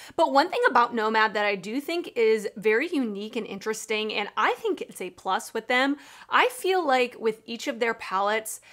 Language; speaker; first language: English; native; English